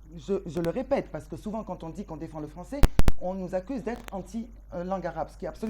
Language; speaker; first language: French; non-native, local second language; Arabic